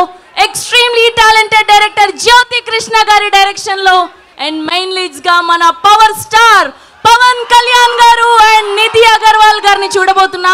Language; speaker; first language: Telugu; native; Telugu